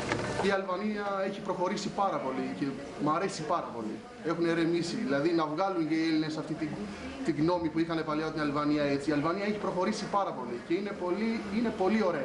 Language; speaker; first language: Greek; non-native, fluent; Albanian